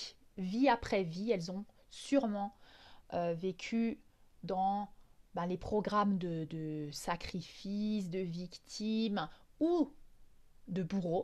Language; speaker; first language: French; native; French